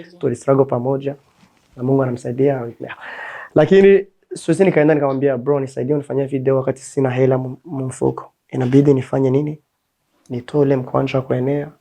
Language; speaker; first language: Swahili; native; Swahili